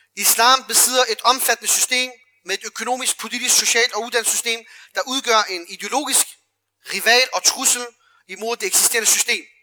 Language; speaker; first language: Danish; early bilingual, other home language; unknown